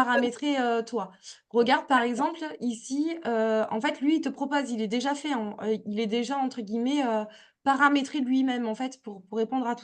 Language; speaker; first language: French; native; French